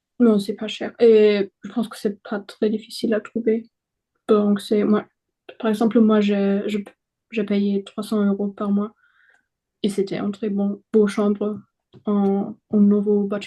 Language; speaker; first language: French; non-native, fluent; German